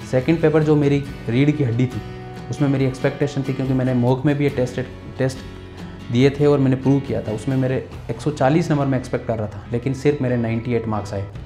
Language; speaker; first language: Hindi; native; Hindi